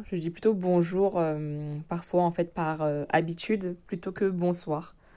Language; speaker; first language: French; native; French